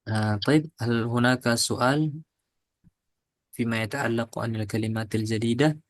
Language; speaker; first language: Arabic; non-native, fluent; Indonesian